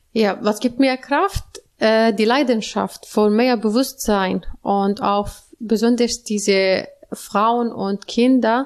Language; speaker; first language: German; non-native, learner; Arabic